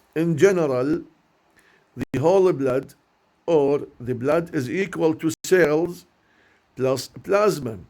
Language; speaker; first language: English; non-native, learner; Arabic